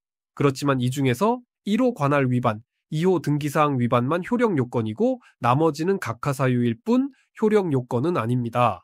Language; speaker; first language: Korean; native; Korean